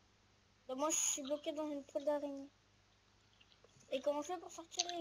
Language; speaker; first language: French; native; French